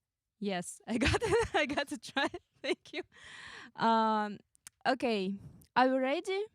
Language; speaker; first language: English; non-native, fluent; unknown